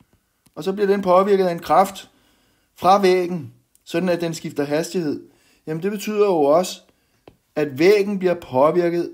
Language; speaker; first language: Danish; native; Danish